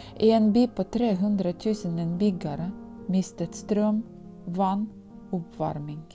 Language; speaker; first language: Norwegian; non-native, fluent; Ukrainian